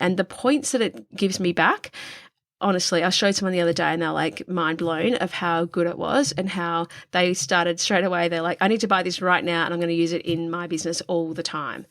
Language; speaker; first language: English; native; English